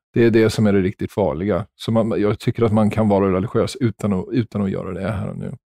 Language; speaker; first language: Swedish; non-native, fluent; English